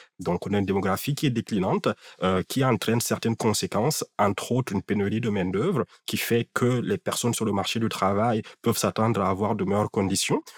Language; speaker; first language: French; non-native, local second language; Fula